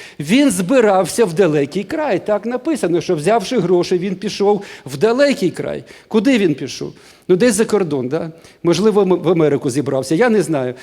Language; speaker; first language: Ukrainian; non-native, local second language; Russian